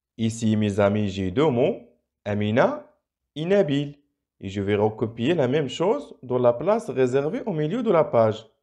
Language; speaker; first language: French; non-native, local second language; Arabic